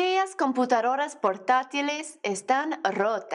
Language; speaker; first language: Spanish; non-native, fluent; English